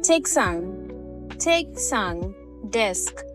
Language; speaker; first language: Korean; non-native, learner; Hindi